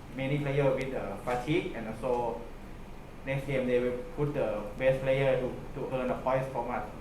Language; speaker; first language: English; non-native, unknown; Thai